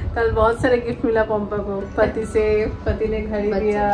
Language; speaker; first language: Hindi; non-native, local second language; Bangla